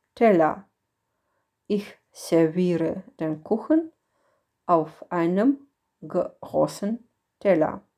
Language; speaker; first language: German; non-native, fluent; Russian